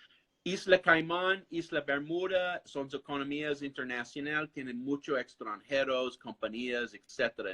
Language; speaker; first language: Spanish; non-native, fluent; English